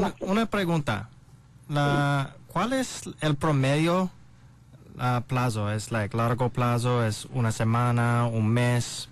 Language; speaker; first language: Spanish; non-native, learner; English